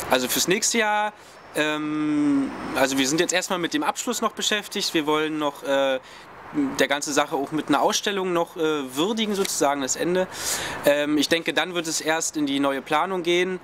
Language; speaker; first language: German; native; German